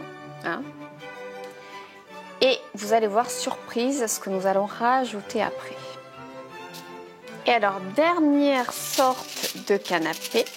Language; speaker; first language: French; native; French